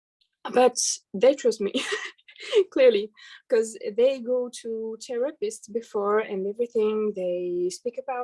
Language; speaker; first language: English; non-native, learner; French